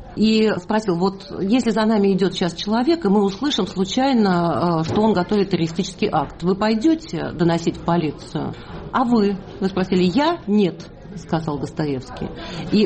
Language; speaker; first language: Russian; native; Russian